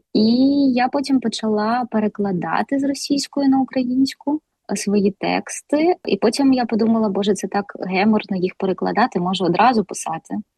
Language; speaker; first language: Ukrainian; non-native, local second language; Russian